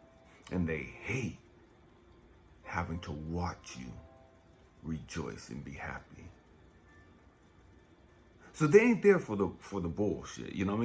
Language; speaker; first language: English; native; English